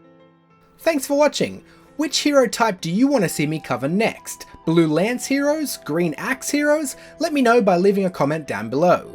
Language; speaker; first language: English; native; English